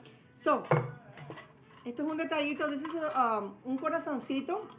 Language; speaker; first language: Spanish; early bilingual, heritage; Spanish